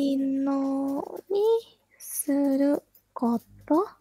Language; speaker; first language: Japanese; non-native, learner; Indonesian